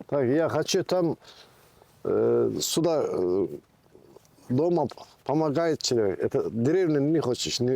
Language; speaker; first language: Russian; non-native, learner; Turkish